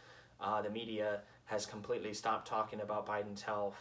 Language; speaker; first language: English; native; English